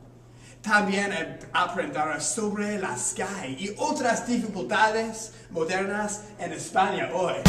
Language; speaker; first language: Spanish; non-native, learner; English